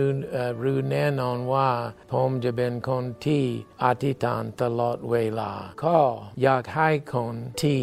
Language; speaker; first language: Thai; non-native, fluent; English